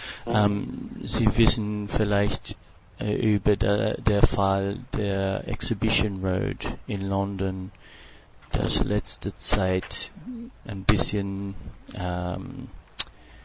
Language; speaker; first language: German; non-native, fluent; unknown